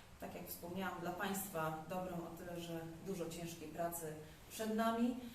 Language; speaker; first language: Polish; native; Polish